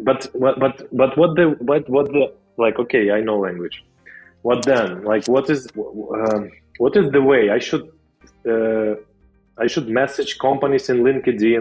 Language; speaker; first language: English; non-native, fluent; Russian